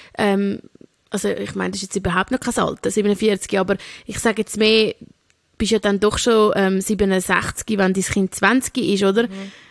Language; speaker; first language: German; native; German